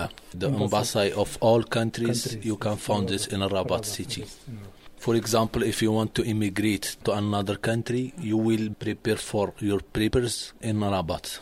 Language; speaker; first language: English; non-native, learner; Arabic